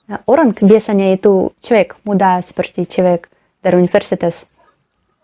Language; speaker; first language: Indonesian; non-native, learner; Russian